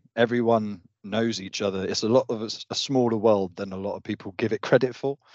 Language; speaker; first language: English; native; English